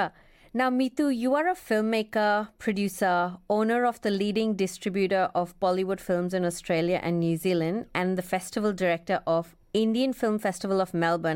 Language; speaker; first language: English; non-native, local second language; Bangla